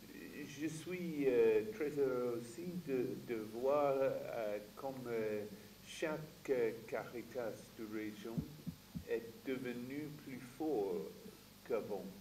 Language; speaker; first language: French; non-native, fluent; English